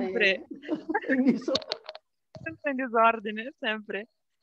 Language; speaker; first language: Italian; non-native, learner; Portuguese